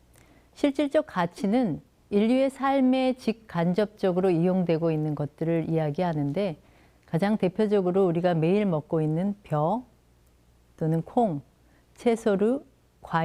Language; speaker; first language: Korean; native; Korean